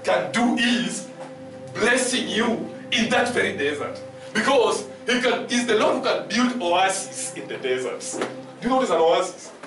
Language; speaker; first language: English; non-native, local second language; Swahili